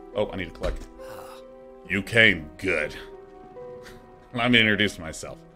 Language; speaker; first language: English; native; English